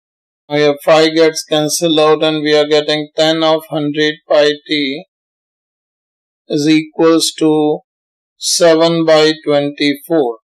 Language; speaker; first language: English; non-native, local second language; Hindi